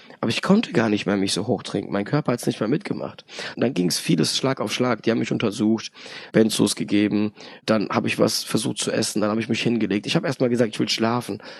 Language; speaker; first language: German; early bilingual, other home language; Polish